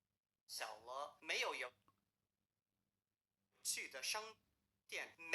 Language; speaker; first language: Chinese; non-native, learner; English